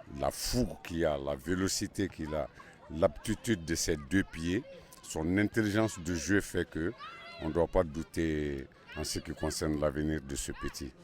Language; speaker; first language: French; non-native, local second language; Bambara